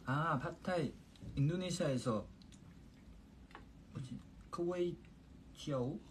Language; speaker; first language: Korean; non-native, fluent; Chinese